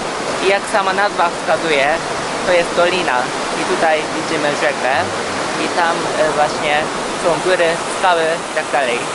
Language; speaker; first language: Polish; early bilingual, heritage; Polish